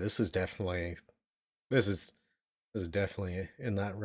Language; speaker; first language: English; native; English